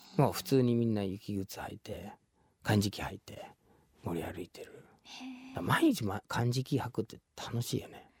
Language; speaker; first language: Japanese; non-native, fluent; English